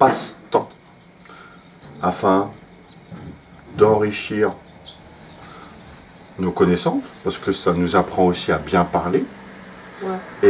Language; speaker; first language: French; native; French